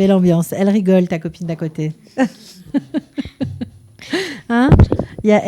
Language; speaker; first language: French; native; French